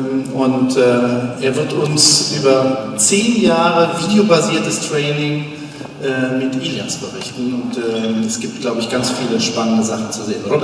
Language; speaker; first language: German; native; German